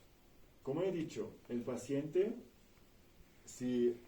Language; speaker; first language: Spanish; non-native, fluent; German